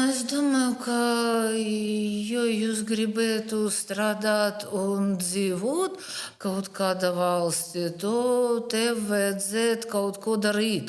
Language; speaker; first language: Latvian; non-native, learner; Russian